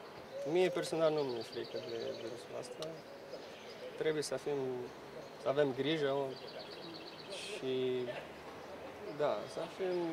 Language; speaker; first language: Romanian; non-native, learner; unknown